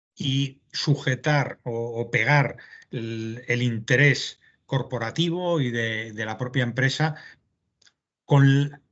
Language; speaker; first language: Spanish; native; Spanish